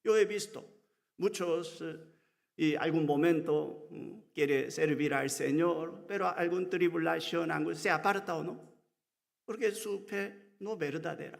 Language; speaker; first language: Spanish; non-native, learner; Korean